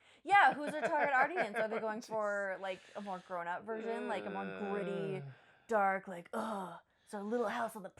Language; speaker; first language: English; native; English